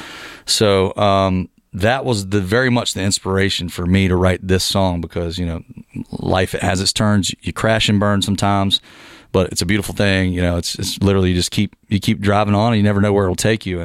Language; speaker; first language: English; native; English